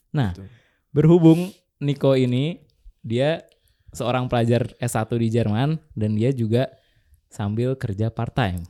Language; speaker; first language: Indonesian; native; Indonesian